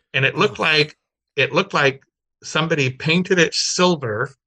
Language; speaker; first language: English; native; English